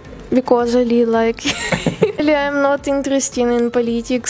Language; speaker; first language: English; non-native, learner; Russian